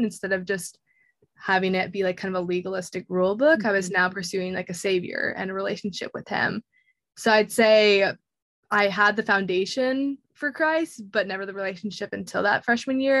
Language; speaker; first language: English; native; English